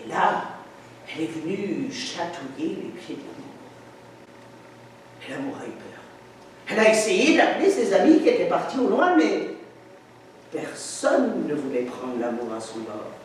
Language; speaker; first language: French; native; French